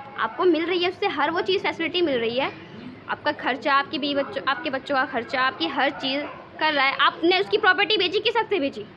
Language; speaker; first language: Hindi; native; Hindi